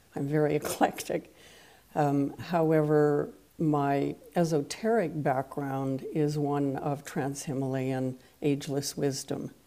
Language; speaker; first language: English; non-native, fluent; French